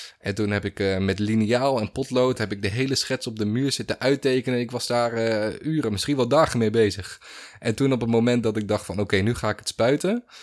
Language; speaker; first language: Dutch; native; Dutch